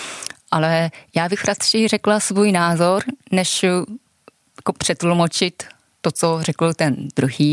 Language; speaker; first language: Czech; non-native, fluent; Japanese